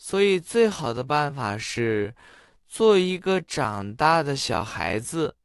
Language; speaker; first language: Chinese; non-native, fluent; English